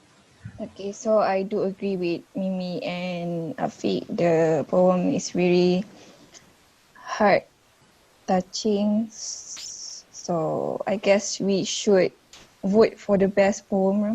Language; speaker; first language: English; non-native, fluent; Malay